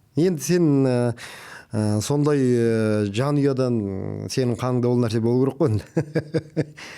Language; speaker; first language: Kazakh; native; Kazakh